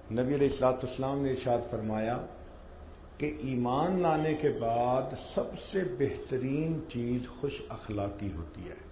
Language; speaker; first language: Urdu; non-native, local second language; Punjabi